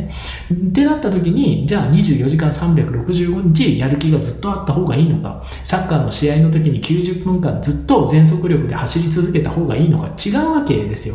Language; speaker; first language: Japanese; native; Japanese